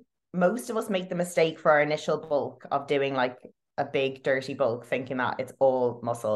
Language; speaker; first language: English; native; English